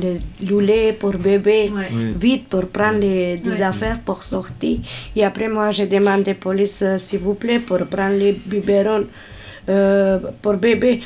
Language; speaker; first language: French; non-native, learner; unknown